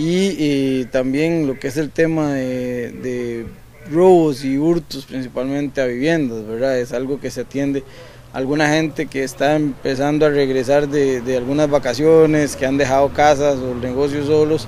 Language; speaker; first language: Spanish; native; Spanish